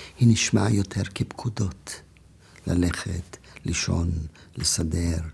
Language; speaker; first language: Hebrew; non-native, fluent; German